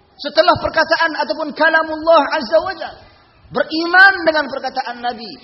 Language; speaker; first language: Malay; native; Malay